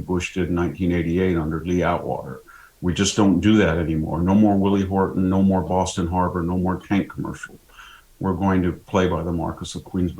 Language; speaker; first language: English; native; English